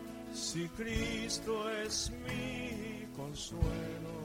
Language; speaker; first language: Spanish; early bilingual, heritage; Spanish